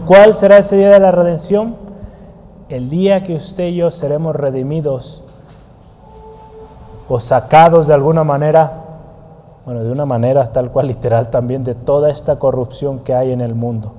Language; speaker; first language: Spanish; native; Spanish